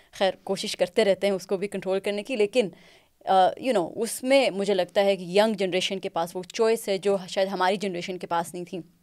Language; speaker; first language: Urdu; non-native, local second language; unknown